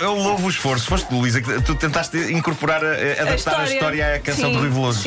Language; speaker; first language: Portuguese; native; Portuguese